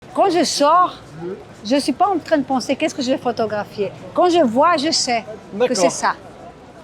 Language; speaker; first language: French; non-native, fluent; Portuguese